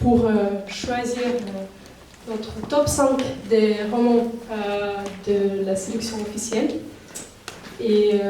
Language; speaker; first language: French; non-native, fluent; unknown